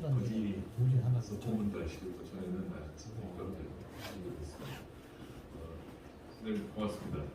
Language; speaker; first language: Korean; native; Korean